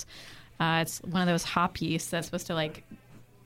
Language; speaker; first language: English; native; English